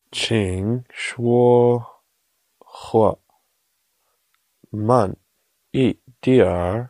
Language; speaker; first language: Chinese; non-native, learner; English